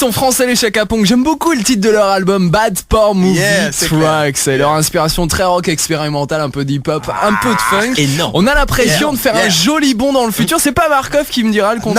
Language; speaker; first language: French; native; French